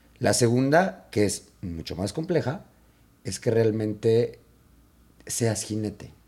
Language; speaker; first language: Spanish; native; Spanish